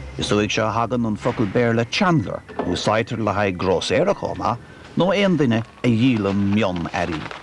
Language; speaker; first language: Irish; native; Irish